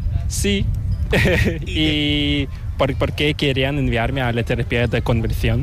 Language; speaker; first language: Spanish; non-native, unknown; Korean